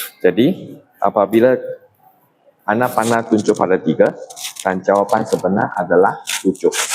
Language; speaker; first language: Malay; non-native, local second language; Chinese